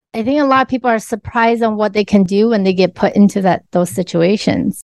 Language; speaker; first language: English; early bilingual, other home language; Chinese